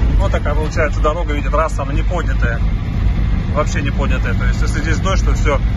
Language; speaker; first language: Russian; native; Russian